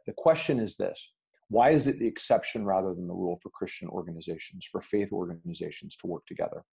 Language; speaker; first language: English; native; English